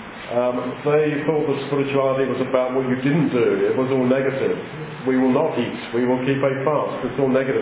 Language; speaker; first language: English; native; English